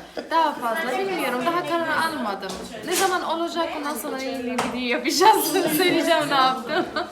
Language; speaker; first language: Turkish; non-native, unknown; Arabic